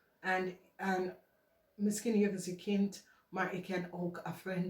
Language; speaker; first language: Dutch; non-native, learner; English